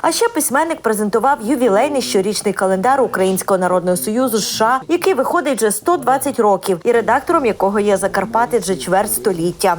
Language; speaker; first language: Ukrainian; native; Ukrainian